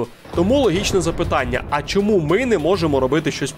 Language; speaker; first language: Ukrainian; native; Ukrainian